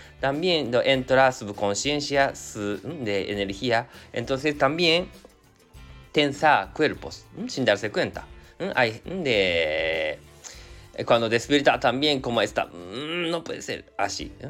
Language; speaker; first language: Spanish; non-native, learner; Japanese